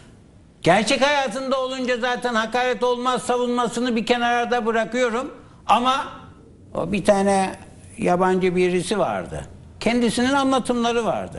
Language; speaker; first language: Turkish; native; Turkish